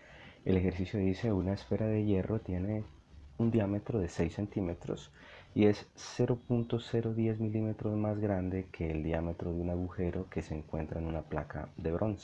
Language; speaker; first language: Spanish; native; Spanish